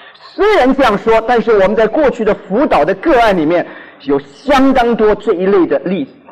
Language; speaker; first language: Chinese; non-native, local second language; Cantonese